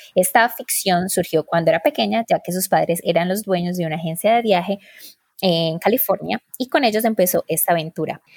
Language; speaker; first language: Spanish; native; Spanish